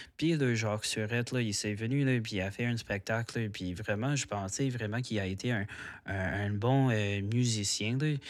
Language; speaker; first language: French; non-native, local second language; English